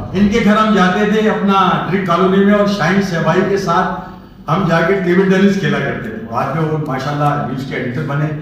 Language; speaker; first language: Urdu; native; Urdu